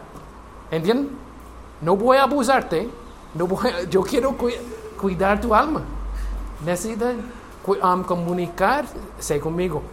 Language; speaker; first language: Spanish; non-native, learner; English